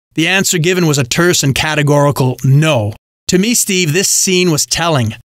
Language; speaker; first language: English; native; English